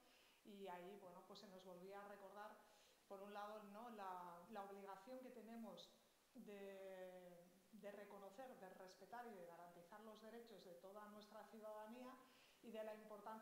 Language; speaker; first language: Spanish; native; Spanish